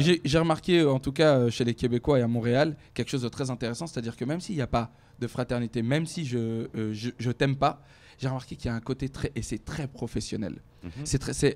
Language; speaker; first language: French; native; French